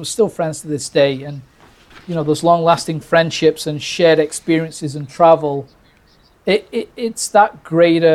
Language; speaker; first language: English; native; English